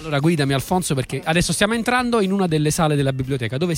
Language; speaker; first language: Italian; native; Italian